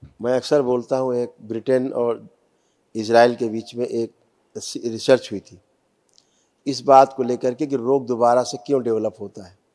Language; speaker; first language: Hindi; native; Hindi